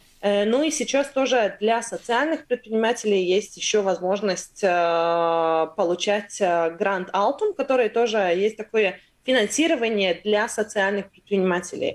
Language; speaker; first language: Russian; non-native, local second language; Latvian